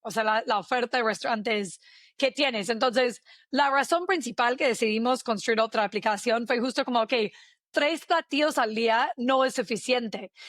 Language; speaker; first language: Spanish; non-native, fluent; English